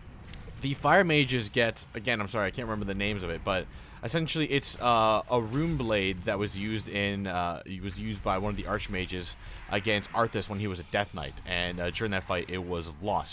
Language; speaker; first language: English; native; English